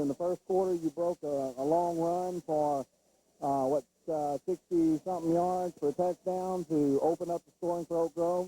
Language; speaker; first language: English; native; English